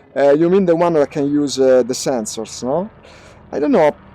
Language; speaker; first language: English; non-native, fluent; Italian